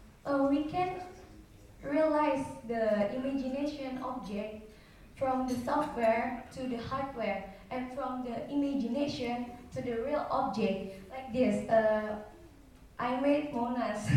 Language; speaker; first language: English; non-native, learner; Indonesian